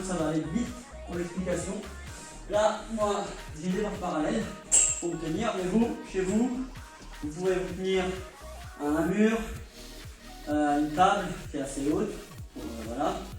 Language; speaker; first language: French; native; French